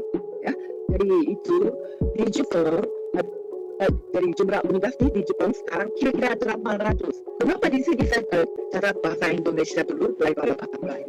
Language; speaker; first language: Indonesian; non-native, fluent; Japanese